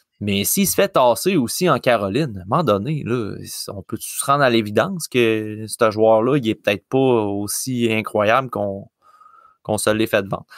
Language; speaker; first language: French; native; French